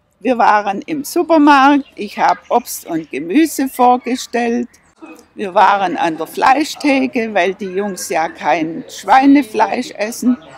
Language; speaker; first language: German; native; German